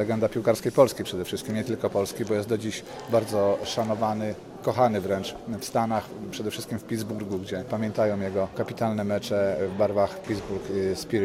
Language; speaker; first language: Polish; native; Polish